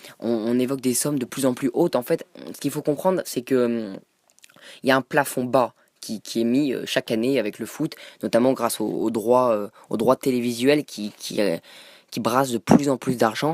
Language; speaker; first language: French; native; French